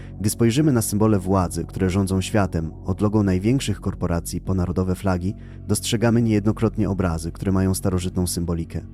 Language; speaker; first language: Polish; native; Polish